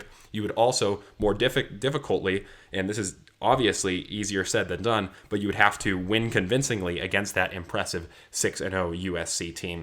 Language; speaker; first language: English; native; English